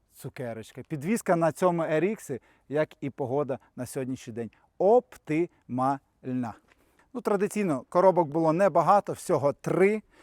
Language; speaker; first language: Ukrainian; non-native, local second language; Russian